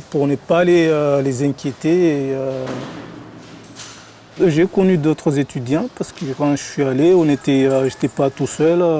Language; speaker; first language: French; non-native, local second language; Comorian